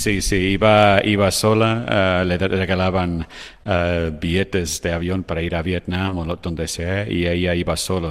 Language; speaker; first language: Spanish; non-native, fluent; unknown